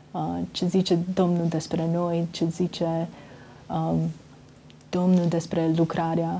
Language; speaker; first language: Romanian; early bilingual, heritage; Romanian